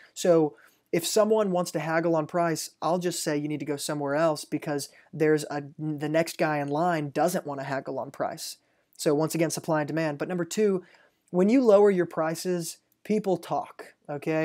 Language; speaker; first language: English; native; English